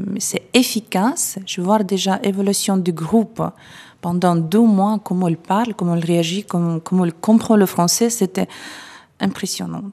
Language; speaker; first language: French; non-native, fluent; Russian